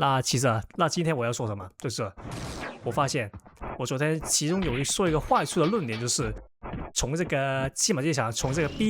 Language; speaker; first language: Chinese; non-native, local second language; Cantonese